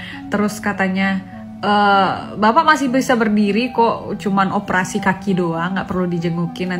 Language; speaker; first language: Indonesian; native; Indonesian